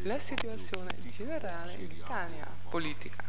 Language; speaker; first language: Italian; non-native, learner; Dutch